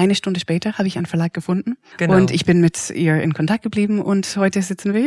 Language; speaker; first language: German; non-native, fluent; English